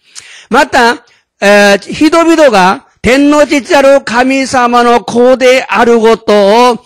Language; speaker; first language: Japanese; non-native, fluent; Korean